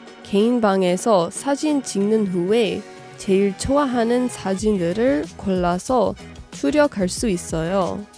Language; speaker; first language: Korean; non-native, fluent; English